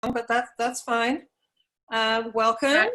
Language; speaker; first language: English; native; English